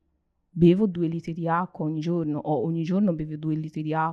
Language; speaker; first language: Italian; non-native, learner; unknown